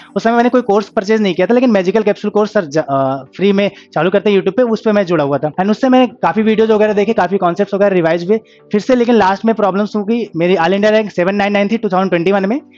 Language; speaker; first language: Hindi; native; Hindi